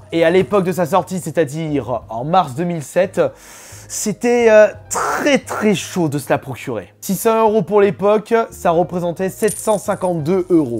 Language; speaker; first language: French; native; French